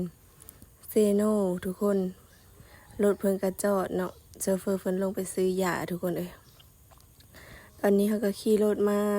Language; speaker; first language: Thai; non-native, local second language; Northeastern Thai